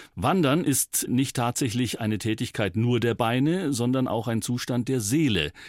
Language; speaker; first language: German; native; German